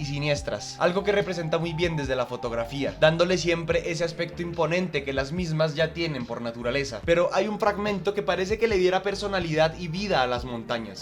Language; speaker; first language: Spanish; native; Spanish